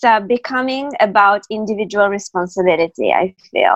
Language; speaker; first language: English; native; English